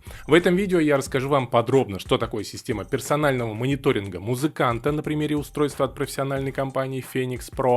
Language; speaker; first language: Russian; native; Russian